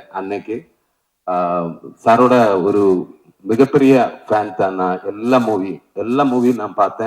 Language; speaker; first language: Tamil; non-native, learner; Malayalam